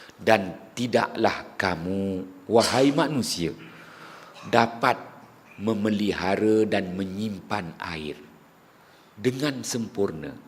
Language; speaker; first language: Malay; native; Malay